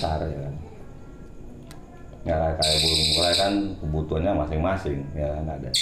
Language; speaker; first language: Indonesian; non-native, local second language; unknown